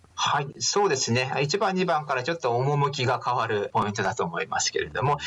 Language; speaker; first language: Japanese; native; Japanese